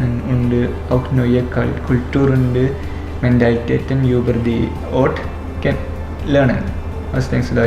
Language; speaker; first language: German; non-native, learner; Malayalam